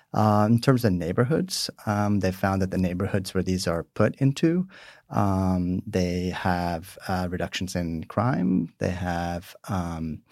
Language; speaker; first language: English; early bilingual, other home language; Swedish